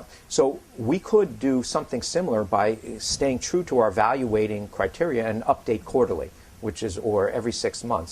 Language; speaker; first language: English; native; English